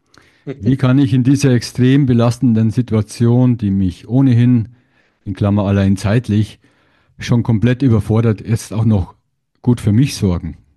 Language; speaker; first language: German; native; German